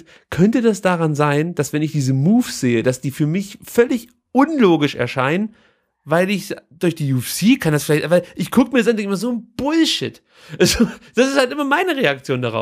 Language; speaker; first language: German; native; German